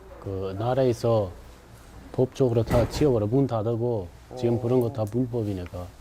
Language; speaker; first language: Korean; non-native, fluent; Persian